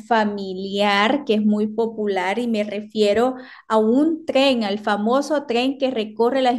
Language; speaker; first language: Spanish; native; Spanish